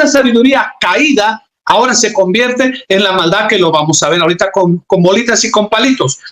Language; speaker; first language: Spanish; native; Spanish